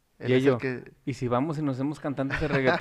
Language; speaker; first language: Spanish; native; Spanish